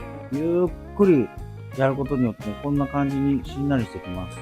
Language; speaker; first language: Japanese; native; Japanese